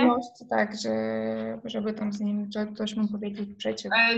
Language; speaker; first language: Polish; non-native, fluent; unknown